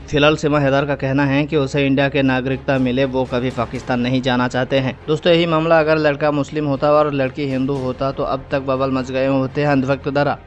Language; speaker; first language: Hindi; non-native, local second language; Bangla